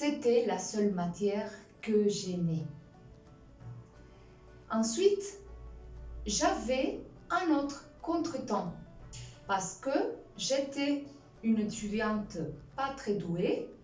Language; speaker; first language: French; non-native, fluent; Spanish